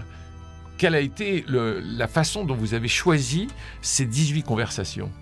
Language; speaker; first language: French; native; French